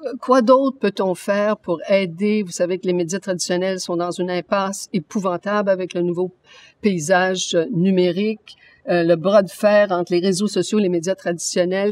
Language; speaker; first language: French; native; French